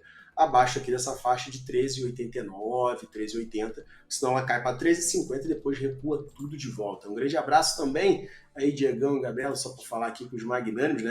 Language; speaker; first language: Portuguese; native; Portuguese